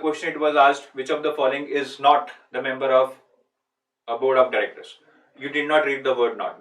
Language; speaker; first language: English; non-native, local second language; Hindi